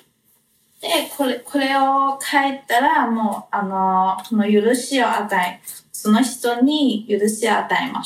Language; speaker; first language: Japanese; non-native, fluent; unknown